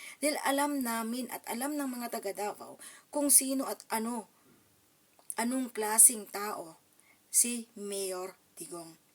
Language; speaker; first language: Filipino; non-native, local second language; Cebuano